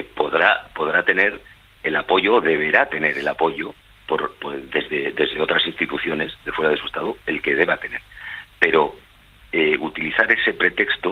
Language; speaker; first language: Spanish; native; Spanish